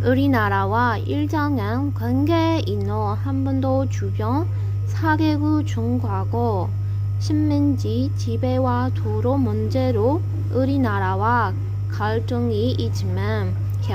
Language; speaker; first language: Korean; non-native, learner; Burmese